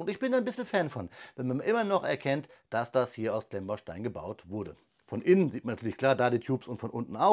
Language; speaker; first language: German; native; German